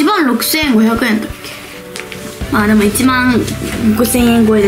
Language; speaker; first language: Japanese; native; Japanese